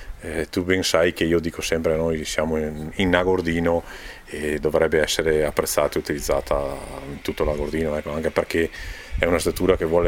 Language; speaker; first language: Italian; native; Italian